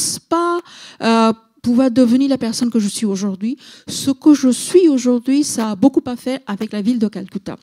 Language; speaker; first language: French; non-native, fluent; Bangla